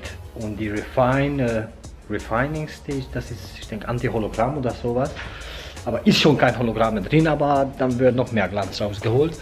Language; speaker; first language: German; non-native, fluent; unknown